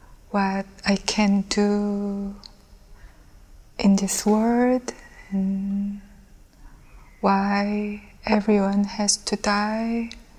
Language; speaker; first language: English; non-native, fluent; Korean